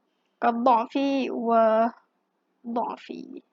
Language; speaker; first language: Arabic; non-native, fluent; Malay